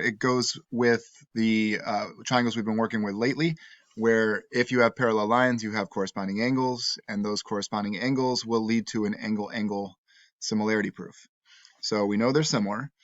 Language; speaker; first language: English; native; English